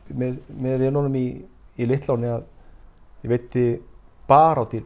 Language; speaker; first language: Icelandic; native; Icelandic